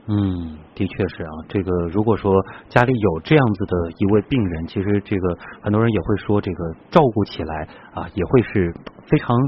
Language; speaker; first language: Chinese; native; Chinese